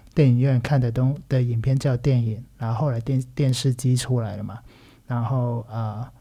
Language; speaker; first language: Chinese; non-native, local second language; Cantonese